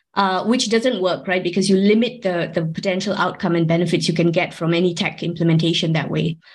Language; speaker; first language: English; non-native, local second language; Tamil